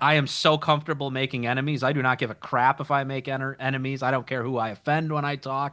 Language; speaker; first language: English; native; English